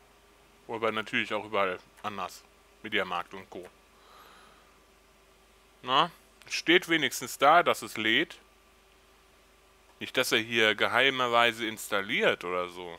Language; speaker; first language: German; native; German